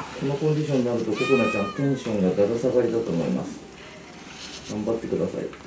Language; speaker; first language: Japanese; native; Japanese